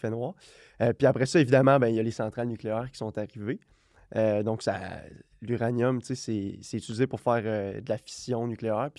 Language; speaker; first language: French; native; French